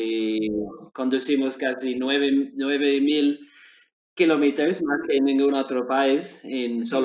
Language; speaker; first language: Spanish; non-native, learner; English